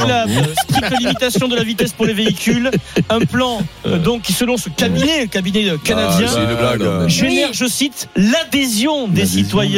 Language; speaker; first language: French; native; French